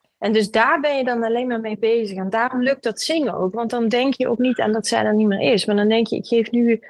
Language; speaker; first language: Dutch; native; Dutch